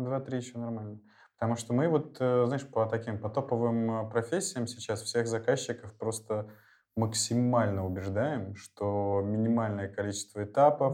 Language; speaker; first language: Russian; native; Russian